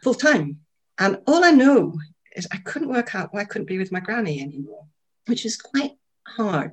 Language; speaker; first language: English; native; English